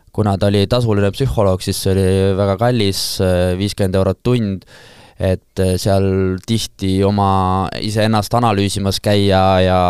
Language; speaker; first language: Estonian; native; Estonian